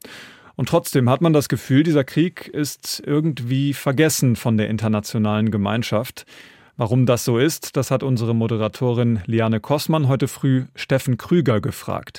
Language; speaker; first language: German; native; German